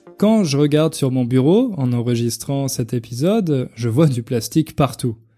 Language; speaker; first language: French; native; French